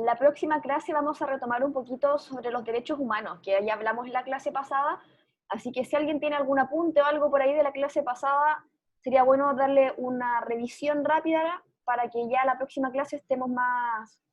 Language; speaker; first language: Spanish; native; Spanish